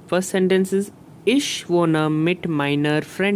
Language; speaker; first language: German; non-native, learner; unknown